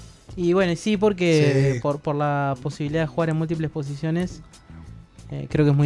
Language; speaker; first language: Spanish; native; Spanish